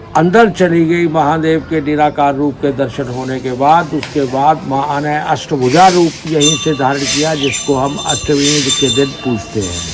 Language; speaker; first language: Hindi; native; Hindi